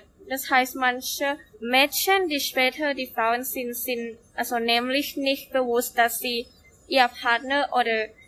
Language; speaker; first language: German; non-native, learner; Thai